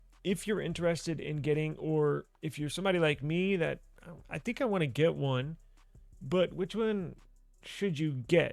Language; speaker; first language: English; native; English